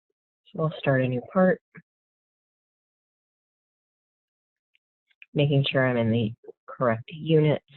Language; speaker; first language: English; native; English